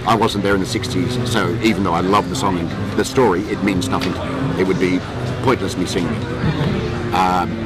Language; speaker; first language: English; native; English